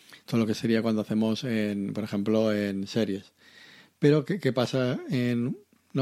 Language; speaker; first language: Spanish; native; Spanish